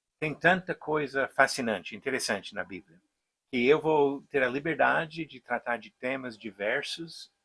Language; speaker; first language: Portuguese; non-native, fluent; English